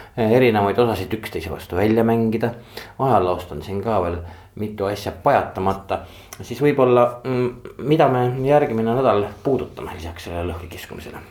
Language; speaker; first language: Estonian; native; Estonian